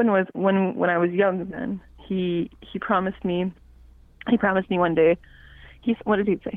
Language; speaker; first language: English; non-native, fluent; Cree